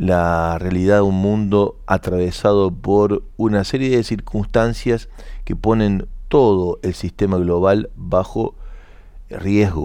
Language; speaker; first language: Spanish; native; Spanish